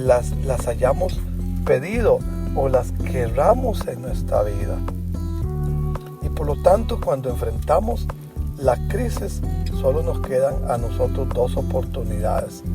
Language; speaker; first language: Spanish; native; Spanish